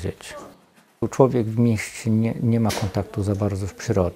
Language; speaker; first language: Polish; non-native, fluent; English